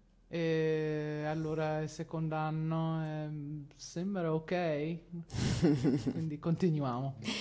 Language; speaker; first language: Italian; non-native, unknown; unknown